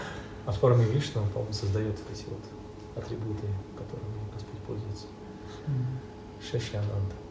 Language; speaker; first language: Russian; native; Russian